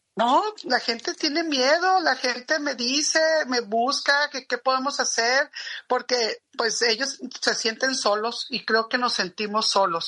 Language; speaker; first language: Spanish; native; Spanish